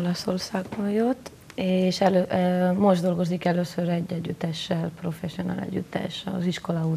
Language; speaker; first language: Hungarian; non-native, learner; Spanish